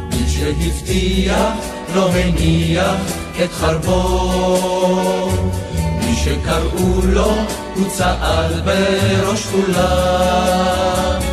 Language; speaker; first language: Hebrew; native; Hebrew